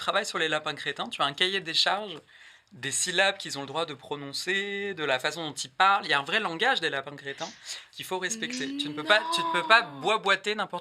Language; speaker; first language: French; native; French